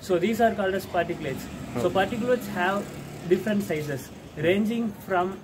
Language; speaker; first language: English; non-native, local second language; Tamil